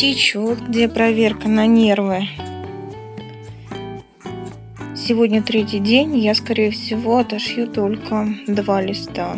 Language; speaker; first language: Russian; native; Russian